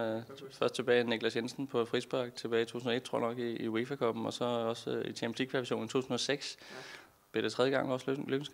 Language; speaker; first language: Danish; native; Danish